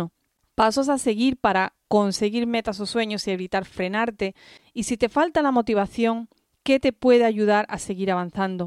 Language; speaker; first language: Spanish; native; Spanish